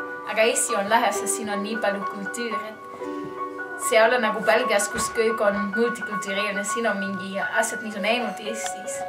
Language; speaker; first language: Estonian; non-native, learner; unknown